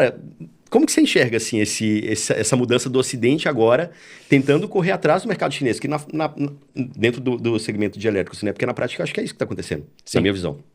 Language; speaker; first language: Portuguese; native; Portuguese